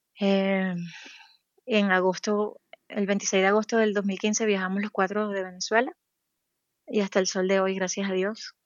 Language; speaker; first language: Spanish; native; Spanish